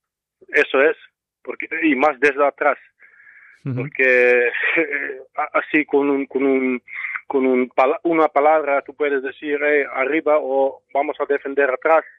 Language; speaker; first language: Spanish; non-native, fluent; Dutch